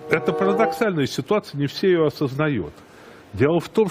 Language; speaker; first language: Russian; native; Russian